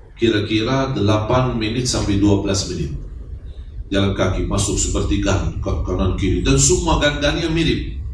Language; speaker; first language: Indonesian; non-native, fluent; Arabic